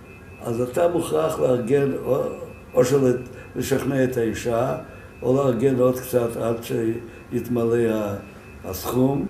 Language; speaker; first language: Hebrew; non-native, fluent; Yiddish